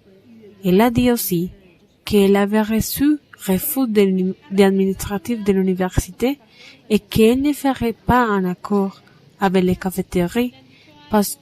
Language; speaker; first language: French; non-native, learner; Spanish